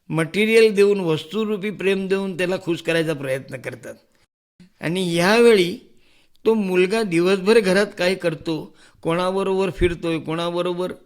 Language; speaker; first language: Marathi; non-native, local second language; Hindi